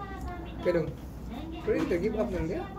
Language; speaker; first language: Japanese; non-native, learner; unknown